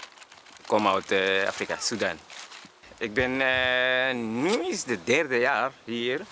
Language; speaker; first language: Dutch; non-native, learner; Arabic